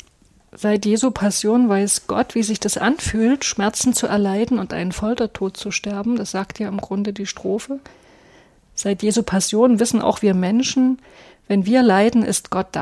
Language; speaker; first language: German; native; German